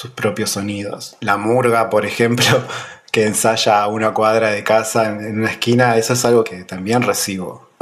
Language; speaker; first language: Spanish; native; Spanish